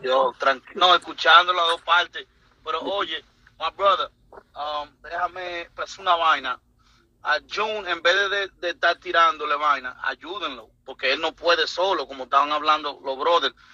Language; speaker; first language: Spanish; early bilingual, heritage; Spanish